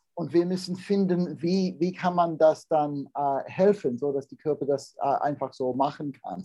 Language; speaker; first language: German; non-native, learner; English